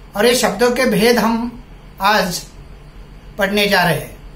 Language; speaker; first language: Hindi; non-native, local second language; Marathi